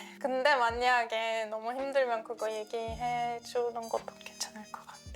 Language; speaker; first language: Korean; non-native, fluent; Turkish